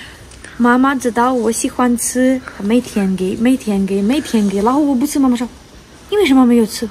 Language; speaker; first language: Chinese; non-native, learner; Ukrainian